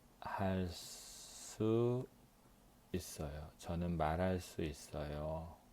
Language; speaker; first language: Korean; non-native, learner; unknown